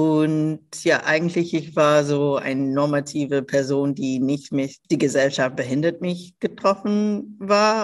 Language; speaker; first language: German; non-native, local second language; English